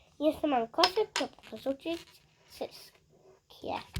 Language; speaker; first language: Polish; early bilingual, heritage; Polish